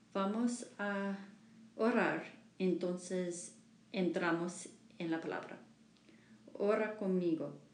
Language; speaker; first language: Spanish; non-native, learner; English